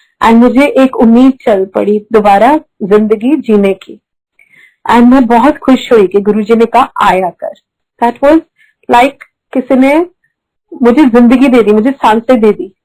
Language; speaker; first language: Hindi; early bilingual, heritage; Hindi